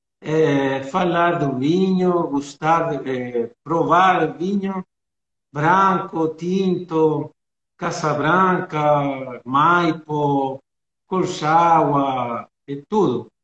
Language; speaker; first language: Portuguese; non-native, learner; Spanish